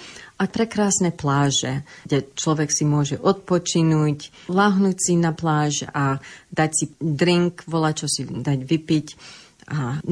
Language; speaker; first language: Slovak; early bilingual, heritage; Slovak